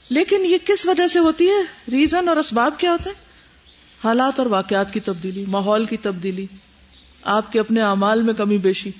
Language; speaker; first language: Urdu; native; Urdu